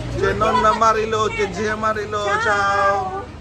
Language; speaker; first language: Italian; non-native, local second language; Filipino